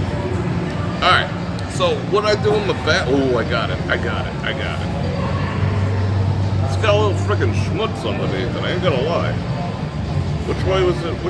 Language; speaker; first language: English; native; English